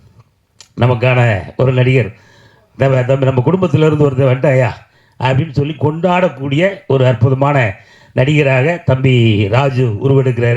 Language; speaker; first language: Tamil; native; Tamil